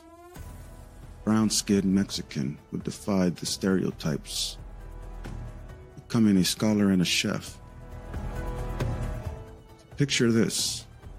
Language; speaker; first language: English; early bilingual, other home language; Spanish